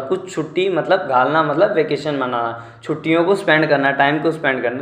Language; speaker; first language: Hindi; non-native, local second language; Marathi